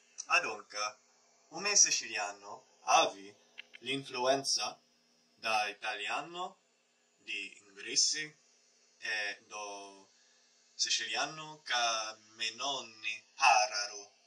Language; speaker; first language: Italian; non-native, learner; English